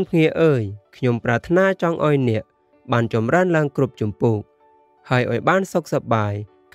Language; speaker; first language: Khmer; native; Khmer